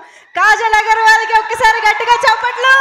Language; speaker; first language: Telugu; native; Telugu